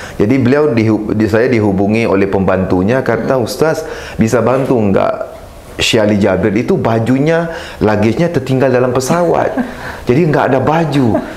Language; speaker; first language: Malay; native; Malay